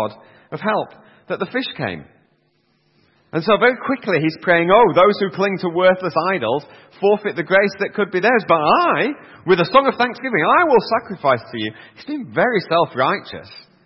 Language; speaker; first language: English; native; English